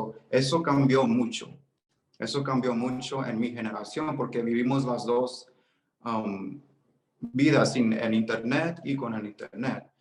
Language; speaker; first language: Spanish; early bilingual, heritage; Spanish